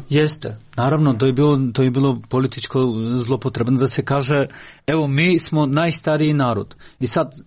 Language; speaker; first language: Croatian; non-native, fluent; Albanian